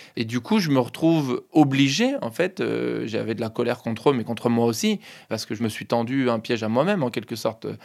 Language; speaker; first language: French; native; French